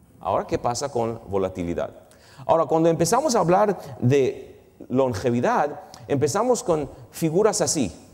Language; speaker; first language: Spanish; early bilingual, heritage; Spanish